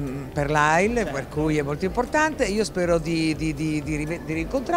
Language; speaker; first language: Italian; native; Italian